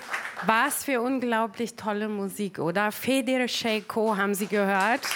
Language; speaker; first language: German; native; German